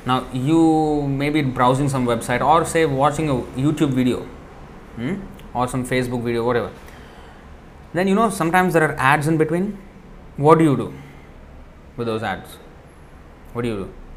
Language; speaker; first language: English; non-native, local second language; Telugu